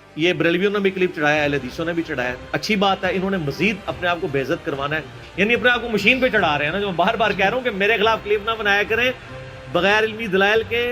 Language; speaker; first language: Urdu; non-native, local second language; Punjabi